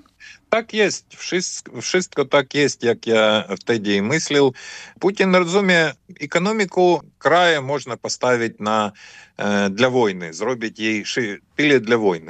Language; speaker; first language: Polish; non-native, fluent; Ukrainian